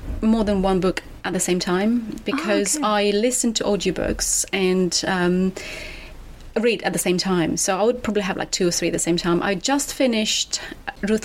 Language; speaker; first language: English; non-native, fluent; Romanian